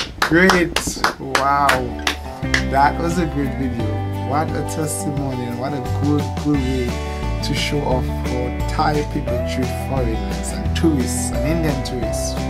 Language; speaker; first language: English; non-native, fluent; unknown